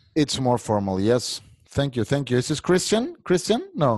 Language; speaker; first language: English; non-native, fluent; Spanish